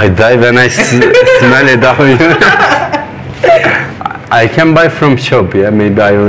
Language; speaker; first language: English; non-native, learner; Turkish